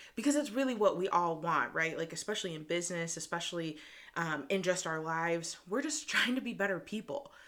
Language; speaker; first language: English; native; English